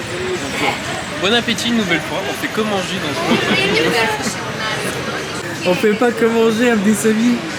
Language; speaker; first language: French; native; French